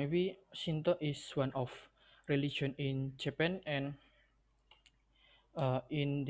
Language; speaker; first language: English; non-native, learner; Indonesian